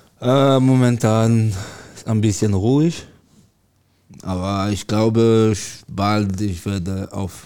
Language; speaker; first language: German; non-native, learner; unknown